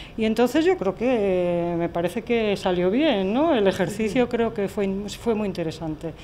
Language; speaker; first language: Spanish; native; Spanish